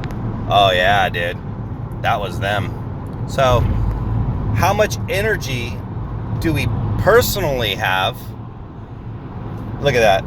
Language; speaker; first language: English; native; English